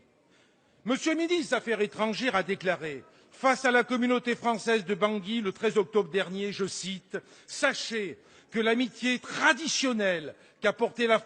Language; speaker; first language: French; native; French